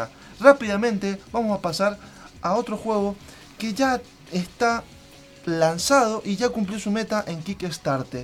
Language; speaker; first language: Spanish; native; Spanish